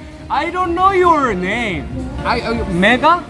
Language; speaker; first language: English; non-native, learner; Korean